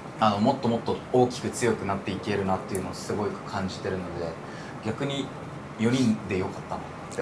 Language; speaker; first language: Japanese; native; Japanese